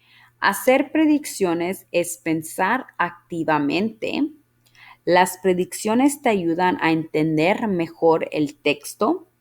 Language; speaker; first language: Spanish; early bilingual, heritage; Spanish